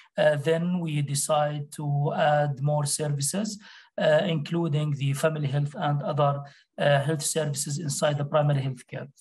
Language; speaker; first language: English; non-native, fluent; Arabic